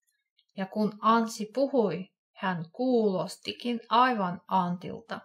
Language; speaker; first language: Finnish; non-native, fluent; Russian